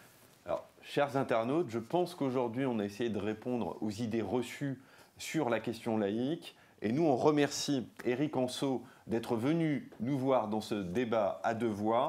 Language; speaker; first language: French; native; French